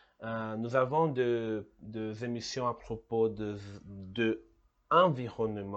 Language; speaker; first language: French; non-native, learner; Portuguese